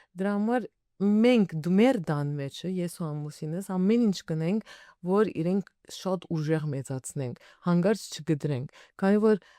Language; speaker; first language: Armenian; early bilingual, heritage; Armenian